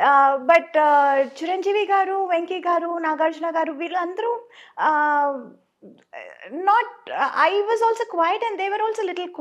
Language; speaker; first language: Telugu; non-native, local second language; Tamil